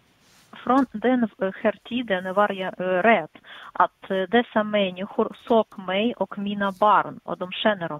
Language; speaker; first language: Swedish; non-native, fluent; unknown